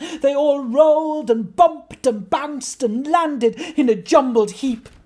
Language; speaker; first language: English; native; English